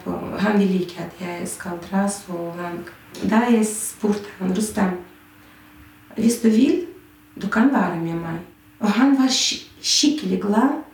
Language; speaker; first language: Norwegian; non-native, fluent; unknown